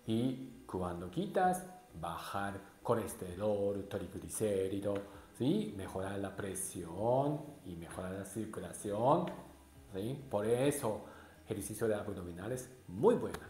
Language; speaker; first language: Spanish; non-native, learner; Japanese